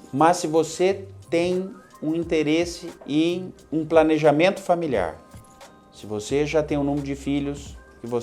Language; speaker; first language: Portuguese; native; Portuguese